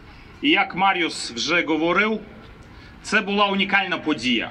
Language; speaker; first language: Ukrainian; non-native, fluent; Latvian